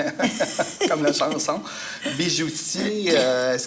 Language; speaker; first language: French; native; French